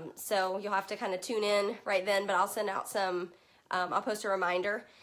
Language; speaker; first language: English; native; English